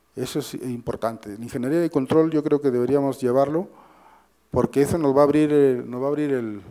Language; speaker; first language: Spanish; native; Spanish